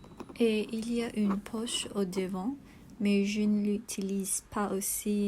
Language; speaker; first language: French; non-native, learner; English